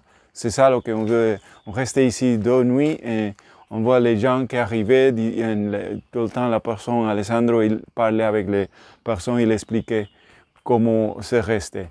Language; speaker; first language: French; non-native, learner; English